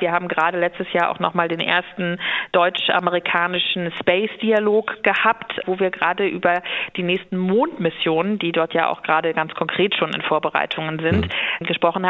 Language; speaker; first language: German; native; German